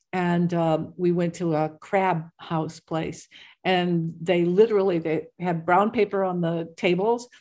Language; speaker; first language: English; native; English